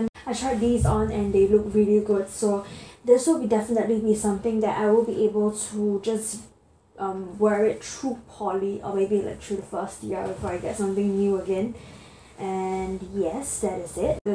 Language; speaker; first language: English; native; English